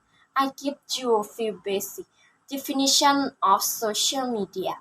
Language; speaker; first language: English; non-native, learner; Thai